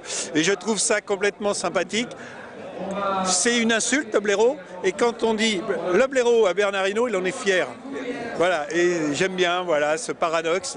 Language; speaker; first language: French; native; French